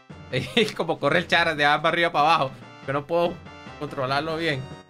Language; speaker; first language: Spanish; native; Spanish